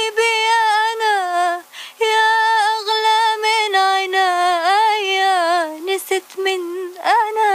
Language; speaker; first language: Arabic; native; Arabic